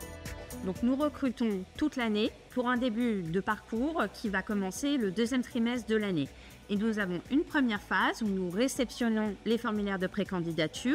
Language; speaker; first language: French; native; French